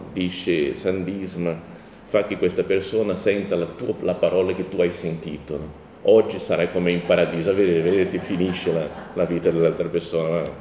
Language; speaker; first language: Italian; non-native, fluent; Portuguese